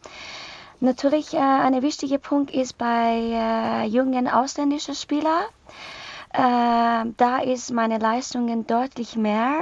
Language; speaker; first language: German; non-native, learner; Persian